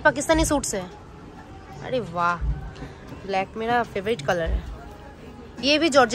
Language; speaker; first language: Hindi; non-native, local second language; Bangla